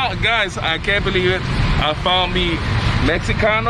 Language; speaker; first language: English; native; English